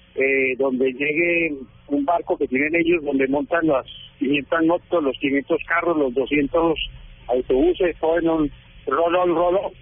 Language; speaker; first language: Spanish; native; Spanish